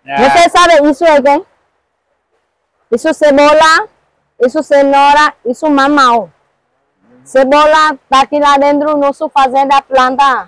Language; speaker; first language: Portuguese; non-native, learner; Vietnamese